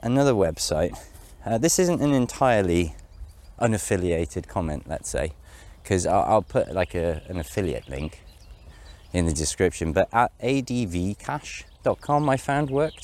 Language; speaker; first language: English; native; English